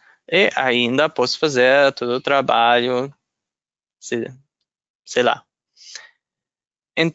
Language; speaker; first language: Portuguese; non-native, fluent; German